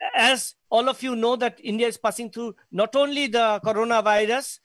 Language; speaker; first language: English; non-native, local second language; Bangla